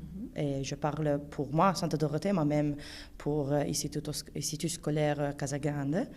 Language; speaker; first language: French; non-native, fluent; Italian